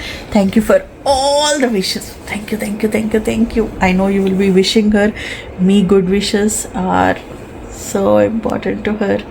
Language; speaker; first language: English; non-native, local second language; Telugu